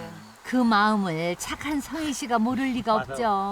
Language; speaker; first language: Korean; native; Korean